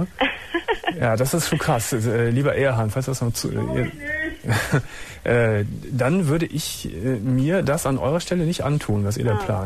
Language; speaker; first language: German; native; German